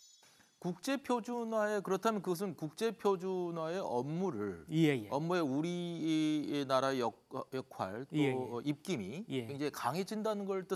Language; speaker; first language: Korean; native; Korean